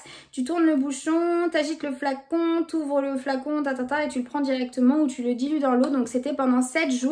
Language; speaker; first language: French; native; French